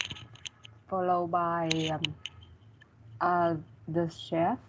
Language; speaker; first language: English; non-native, learner; Vietnamese